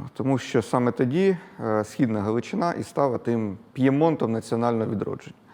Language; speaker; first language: Ukrainian; native; Ukrainian